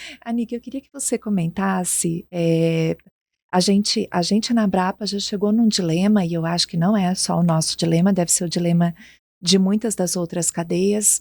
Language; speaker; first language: Portuguese; native; Portuguese